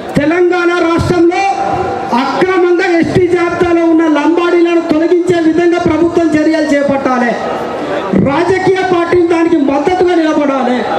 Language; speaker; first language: Telugu; non-native, local second language; Koya